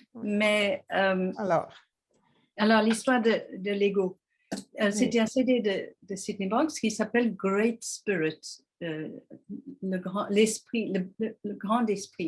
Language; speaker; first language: French; non-native, fluent; English